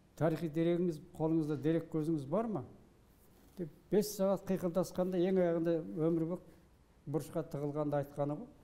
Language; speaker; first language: Kazakh; native; Kazakh